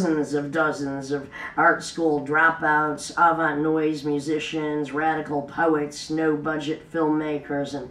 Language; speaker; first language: English; native; English